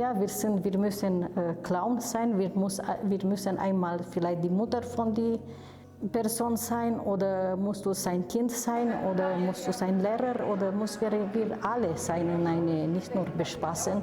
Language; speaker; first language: German; non-native, fluent; Romanian